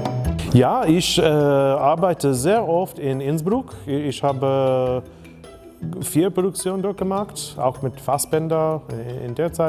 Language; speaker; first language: German; non-native, learner; English